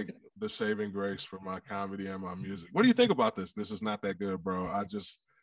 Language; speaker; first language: English; native; English